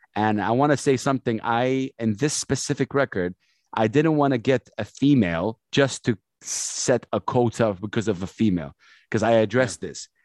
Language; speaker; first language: English; non-native, fluent; Arabic